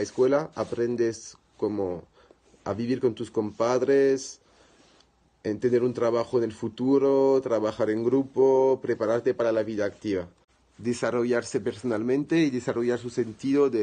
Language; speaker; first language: Spanish; non-native, learner; French